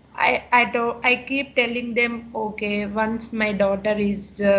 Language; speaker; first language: English; non-native, local second language; Telugu